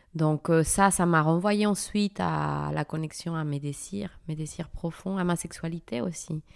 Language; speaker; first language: French; non-native, fluent; Spanish